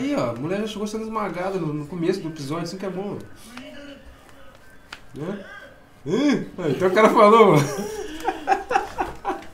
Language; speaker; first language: Portuguese; native; Portuguese